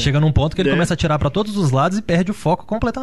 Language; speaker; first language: Portuguese; native; Portuguese